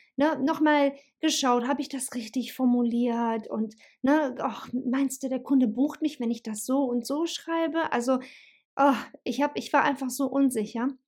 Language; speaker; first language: German; early bilingual, other home language; Bosnian